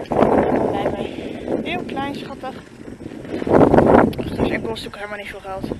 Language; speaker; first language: Dutch; native; Dutch